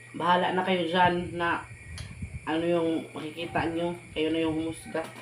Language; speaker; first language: Filipino; non-native, local second language; Cebuano